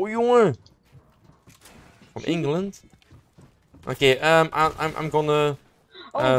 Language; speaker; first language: English; non-native, learner; Dutch